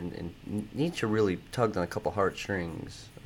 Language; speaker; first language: English; native; English